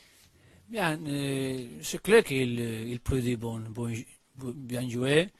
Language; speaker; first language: French; non-native, learner; Spanish